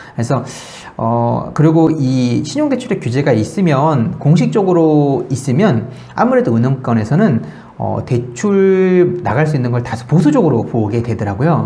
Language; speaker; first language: Korean; native; Korean